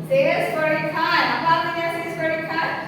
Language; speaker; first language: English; non-native, fluent; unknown